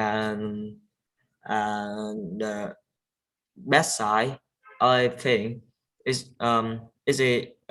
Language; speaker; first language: English; non-native, learner; Vietnamese